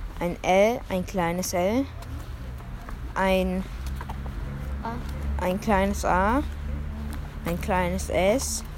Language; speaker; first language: German; early bilingual, other home language; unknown